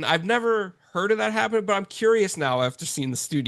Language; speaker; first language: English; native; English